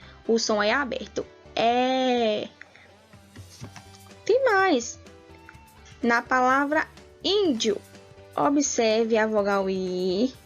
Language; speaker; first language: Portuguese; native; Portuguese